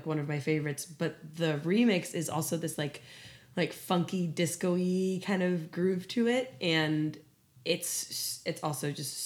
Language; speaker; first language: English; non-native, fluent; Spanish